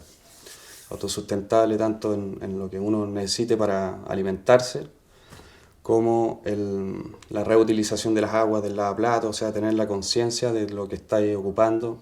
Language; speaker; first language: Spanish; native; Spanish